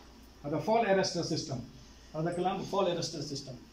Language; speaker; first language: Arabic; non-native, learner; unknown